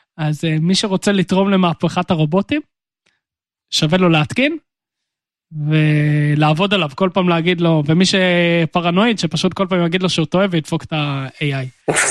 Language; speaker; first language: Hebrew; native; Hebrew